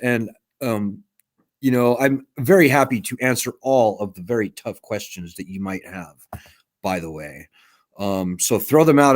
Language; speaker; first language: English; native; English